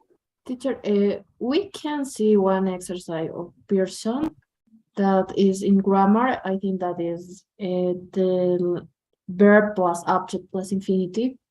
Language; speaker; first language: English; non-native, learner; Spanish